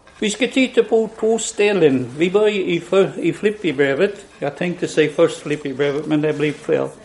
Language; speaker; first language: Swedish; non-native, fluent; English